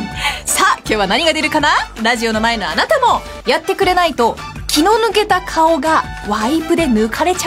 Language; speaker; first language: Japanese; native; Japanese